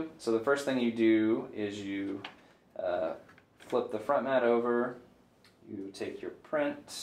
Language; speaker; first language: English; native; English